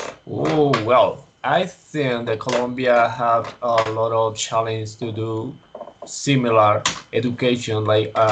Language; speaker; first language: English; non-native, learner; Spanish